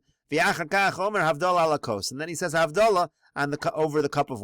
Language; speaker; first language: English; native; English